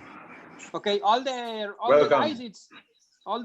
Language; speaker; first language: English; non-native, learner; Spanish